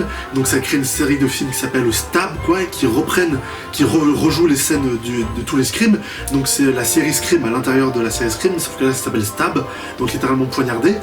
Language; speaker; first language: French; native; French